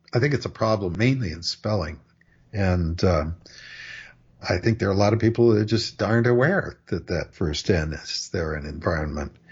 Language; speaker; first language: English; native; English